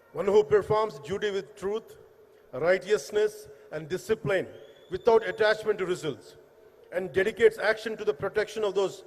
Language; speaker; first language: English; non-native, local second language; Telugu